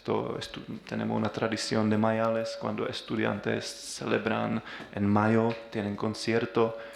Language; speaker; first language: Spanish; non-native, learner; Czech